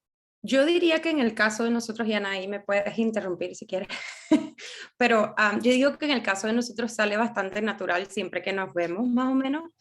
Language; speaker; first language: Spanish; native; Spanish